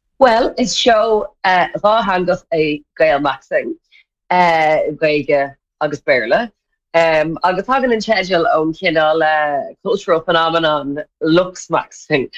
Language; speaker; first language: Irish; native; Irish